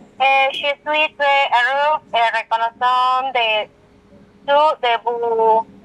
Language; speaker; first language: French; non-native, learner; Spanish